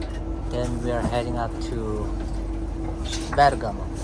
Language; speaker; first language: English; non-native, fluent; Tibetan